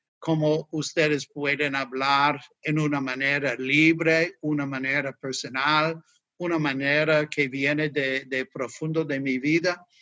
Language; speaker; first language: Spanish; non-native, fluent; English